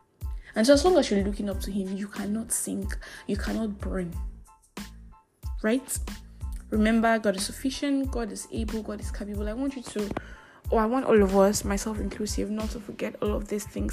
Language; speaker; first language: English; non-native, local second language; Igbo